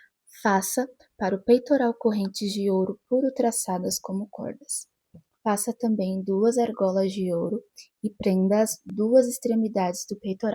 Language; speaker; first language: Portuguese; native; Portuguese